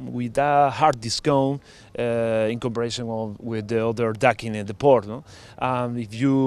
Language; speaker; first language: English; non-native, learner; Spanish